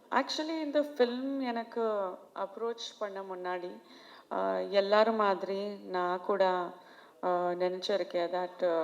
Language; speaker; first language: Tamil; non-native, fluent; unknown